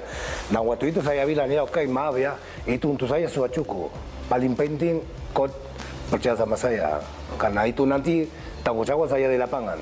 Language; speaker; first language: Indonesian; non-native, fluent; Spanish